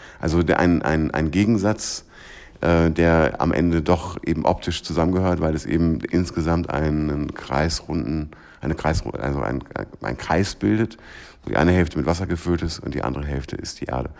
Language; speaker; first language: German; native; German